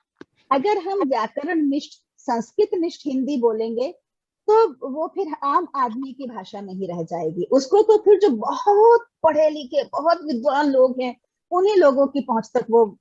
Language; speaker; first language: Hindi; native; Hindi